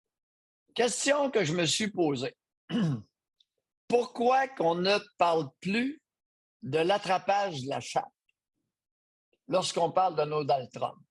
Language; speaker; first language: French; native; French